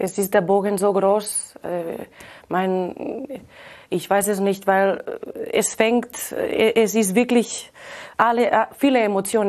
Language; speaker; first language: German; non-native, fluent; Catalan